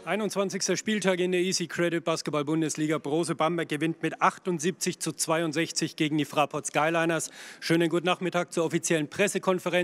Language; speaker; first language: German; native; German